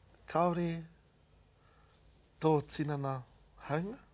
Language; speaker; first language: Māori; non-native, learner; English